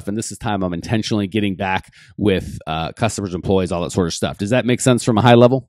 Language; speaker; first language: English; native; English